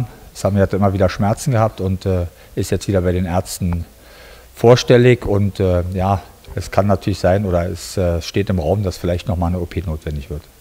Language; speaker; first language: German; native; German